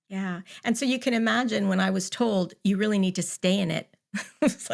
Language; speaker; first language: English; native; English